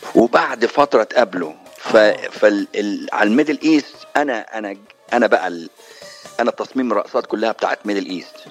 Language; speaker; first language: Arabic; native; Arabic